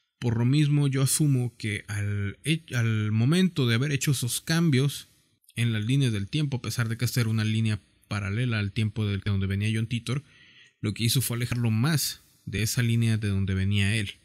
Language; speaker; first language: Spanish; native; Spanish